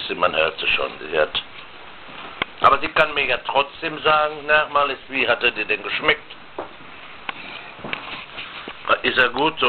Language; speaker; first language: German; native; German